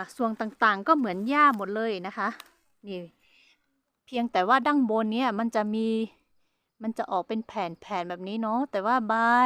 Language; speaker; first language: Thai; non-native, local second language; Hmong